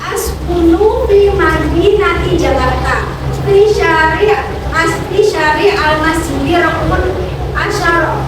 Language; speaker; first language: Arabic; non-native, fluent; Indonesian